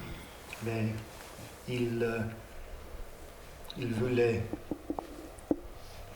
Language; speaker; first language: French; non-native, learner; English